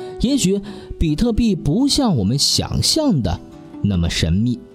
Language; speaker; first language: Chinese; native; Chinese